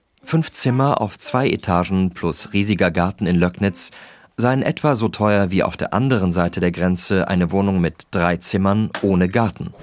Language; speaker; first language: German; native; German